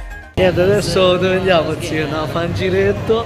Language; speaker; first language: Italian; early bilingual, other home language; Filipino